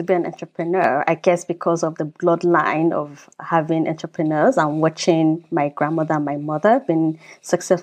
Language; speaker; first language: English; non-native, local second language; Yoruba